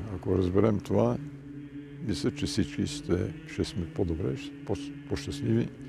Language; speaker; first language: Bulgarian; early bilingual, heritage; Bulgarian